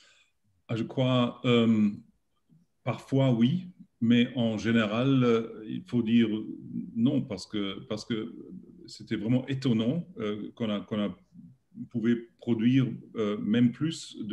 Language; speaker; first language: French; non-native, learner; German